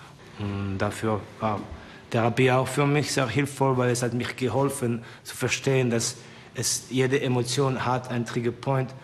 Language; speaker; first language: German; non-native, fluent; Estonian